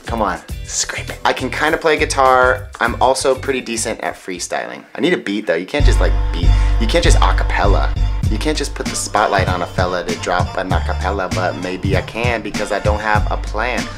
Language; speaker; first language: English; native; English